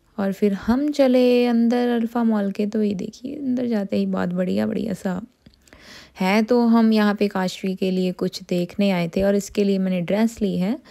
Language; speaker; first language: Hindi; non-native, local second language; Punjabi